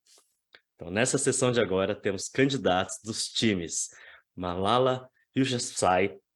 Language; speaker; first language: Portuguese; native; Portuguese